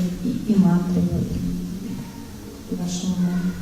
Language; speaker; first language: Russian; native; Russian